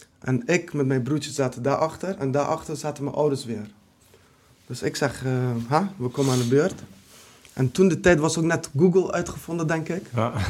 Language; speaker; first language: Dutch; early bilingual, other home language; Kurdish